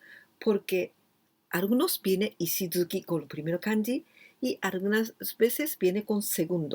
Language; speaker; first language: Spanish; non-native, fluent; Japanese